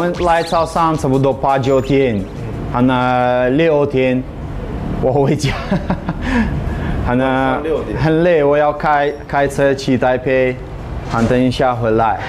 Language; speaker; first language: Chinese; non-native, learner; Russian